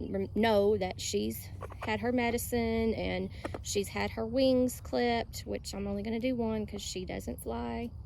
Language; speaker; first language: English; native; English